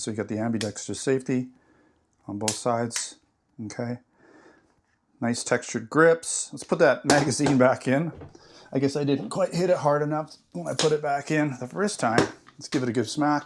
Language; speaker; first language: English; native; English